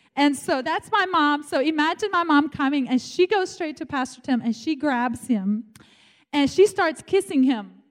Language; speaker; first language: English; non-native, fluent; Romanian